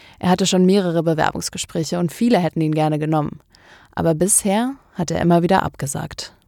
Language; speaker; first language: German; native; German